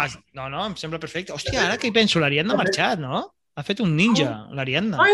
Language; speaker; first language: Catalan; native; Catalan